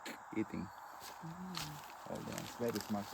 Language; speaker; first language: English; non-native, local second language; Spanish